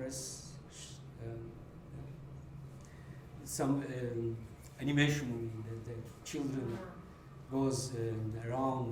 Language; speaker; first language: English; non-native, fluent; Azerbaijani